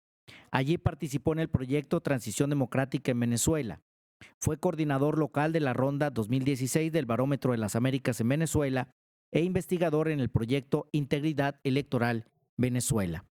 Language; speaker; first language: Spanish; native; Spanish